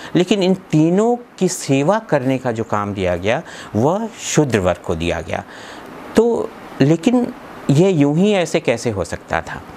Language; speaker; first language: Hindi; native; Hindi